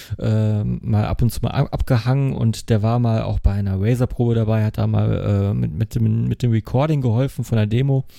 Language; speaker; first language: German; native; German